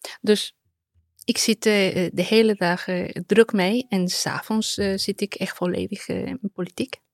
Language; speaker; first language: Dutch; non-native, fluent; Spanish